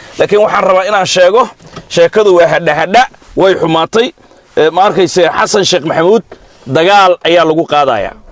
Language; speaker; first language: Somali; native; Somali